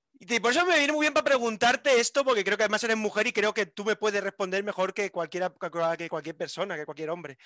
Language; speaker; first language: Spanish; native; Spanish